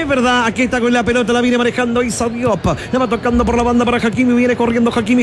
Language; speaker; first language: Spanish; native; Spanish